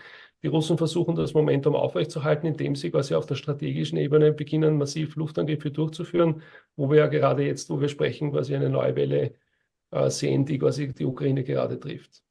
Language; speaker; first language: German; native; German